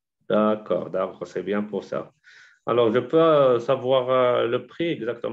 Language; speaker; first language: French; non-native, learner; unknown